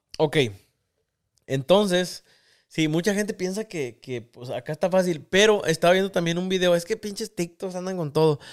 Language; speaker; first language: Spanish; native; Spanish